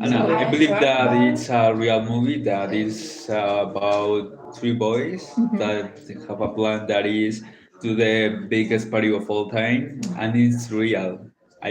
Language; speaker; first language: English; non-native, learner; Spanish